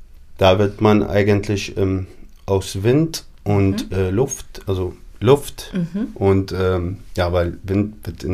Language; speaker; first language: German; non-native, fluent; Arabic